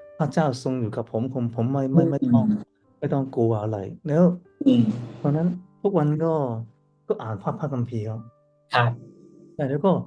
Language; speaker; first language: Thai; non-native, learner; Cantonese